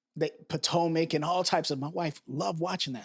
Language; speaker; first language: English; native; English